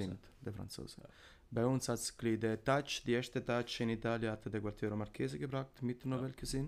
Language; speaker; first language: German; non-native, learner; Italian